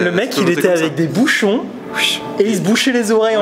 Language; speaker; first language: French; native; French